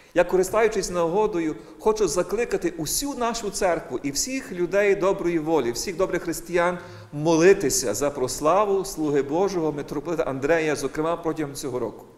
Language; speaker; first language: Ukrainian; native; Ukrainian